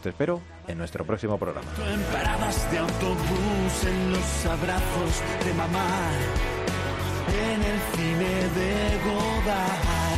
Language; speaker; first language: Spanish; native; Spanish